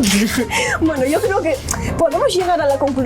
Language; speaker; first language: Spanish; native; Spanish